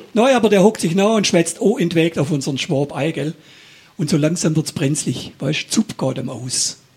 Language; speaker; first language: German; native; German